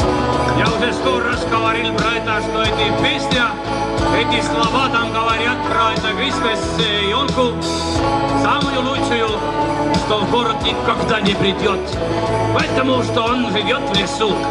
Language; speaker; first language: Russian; non-native, local second language; Estonian